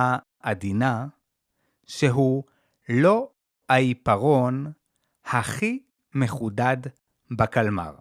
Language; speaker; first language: Hebrew; native; Hebrew